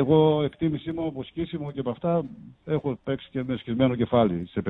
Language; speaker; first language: Greek; native; Greek